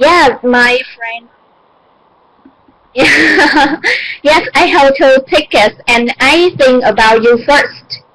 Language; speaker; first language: English; non-native, learner; Vietnamese